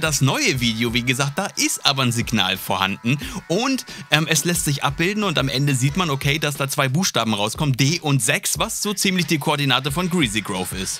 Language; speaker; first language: German; native; German